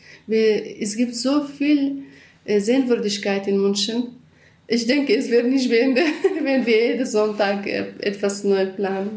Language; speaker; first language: German; non-native, learner; Kurdish